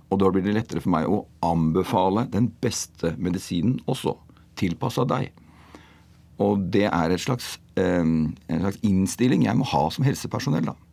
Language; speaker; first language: Norwegian; native; Norwegian